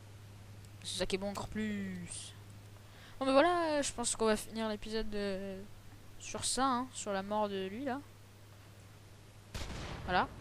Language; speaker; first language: French; native; French